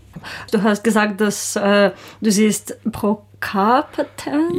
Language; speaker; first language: German; non-native, learner; Ukrainian